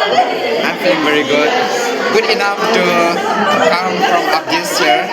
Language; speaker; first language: English; non-native, local second language; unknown